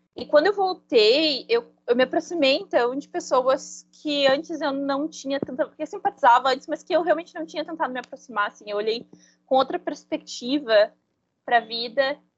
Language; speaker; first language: Portuguese; non-native, fluent; Spanish